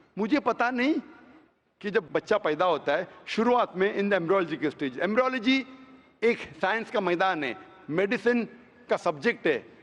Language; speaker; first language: Hindi; non-native, local second language; Konkani